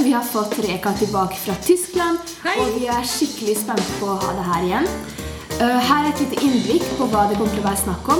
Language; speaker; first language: Norwegian; non-native, fluent; Hungarian